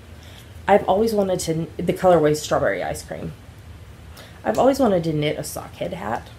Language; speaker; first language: English; native; English